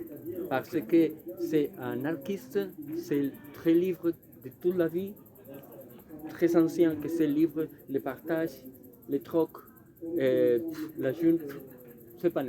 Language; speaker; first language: French; non-native, learner; Spanish